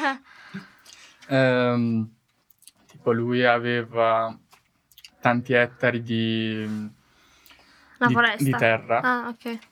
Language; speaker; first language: Italian; native; Italian